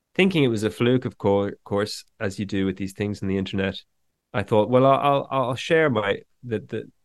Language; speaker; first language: English; native; English